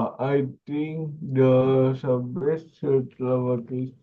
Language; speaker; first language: English; non-native, learner; Indonesian